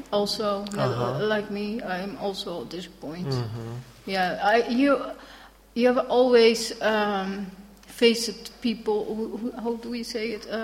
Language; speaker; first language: English; non-native, learner; Dutch